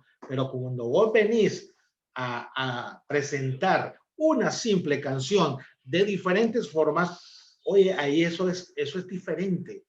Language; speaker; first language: Spanish; native; Spanish